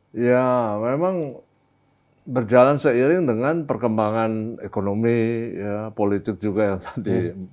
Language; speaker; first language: Indonesian; native; Indonesian